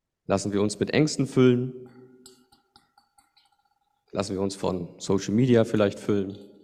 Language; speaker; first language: German; native; German